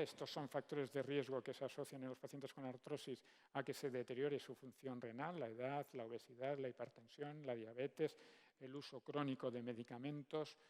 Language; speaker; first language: Spanish; native; Spanish